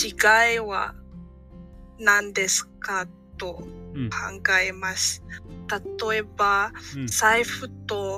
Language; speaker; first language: Japanese; non-native, learner; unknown